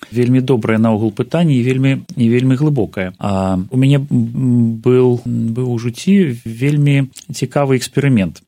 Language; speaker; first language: Belarusian; non-native, local second language; Russian